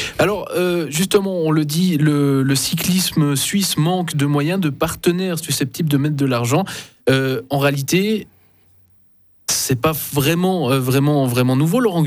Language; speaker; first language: French; native; French